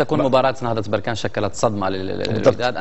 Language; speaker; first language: Arabic; native; Arabic